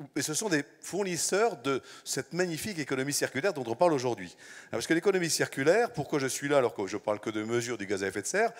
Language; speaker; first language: French; native; French